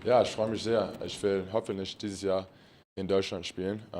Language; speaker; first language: German; early bilingual, other home language; English